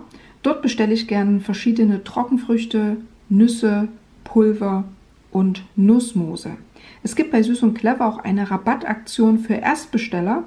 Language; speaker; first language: German; native; German